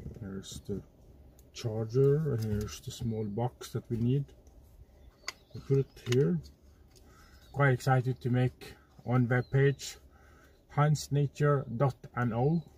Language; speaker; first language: English; non-native, fluent; Norwegian